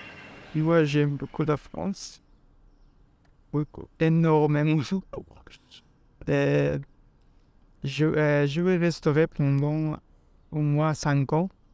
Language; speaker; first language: French; non-native, learner; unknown